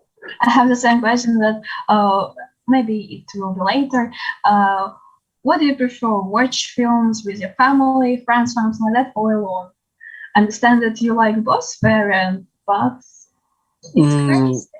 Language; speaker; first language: English; non-native, learner; Ukrainian